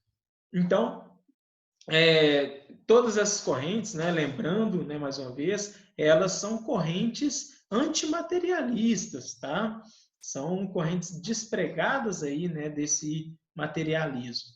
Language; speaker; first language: Portuguese; native; Portuguese